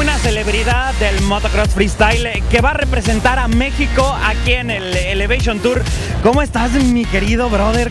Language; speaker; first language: Spanish; native; Spanish